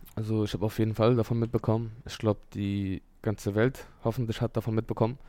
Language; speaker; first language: German; early bilingual, other home language; Urdu